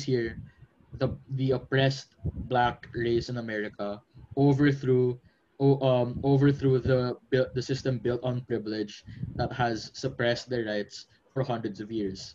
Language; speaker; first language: English; non-native, local second language; Filipino